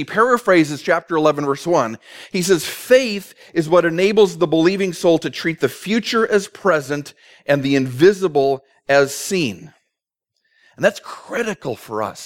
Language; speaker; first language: English; native; English